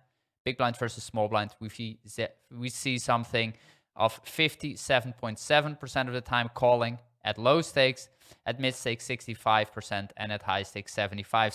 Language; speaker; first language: English; non-native, fluent; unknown